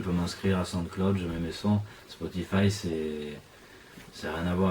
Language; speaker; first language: French; native; French